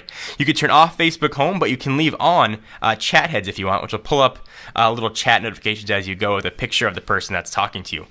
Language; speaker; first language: English; native; English